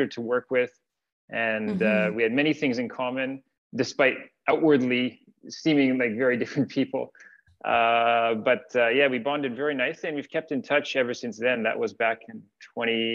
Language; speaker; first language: English; native; English